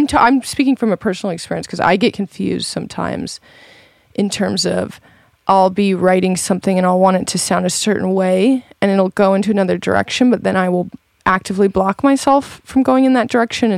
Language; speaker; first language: English; native; English